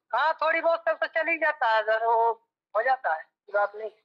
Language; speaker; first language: Hindi; native; Hindi